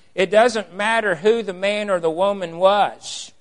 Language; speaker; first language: English; native; English